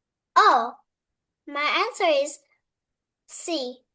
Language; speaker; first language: English; non-native, learner; Vietnamese